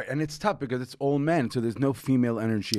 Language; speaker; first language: English; native; English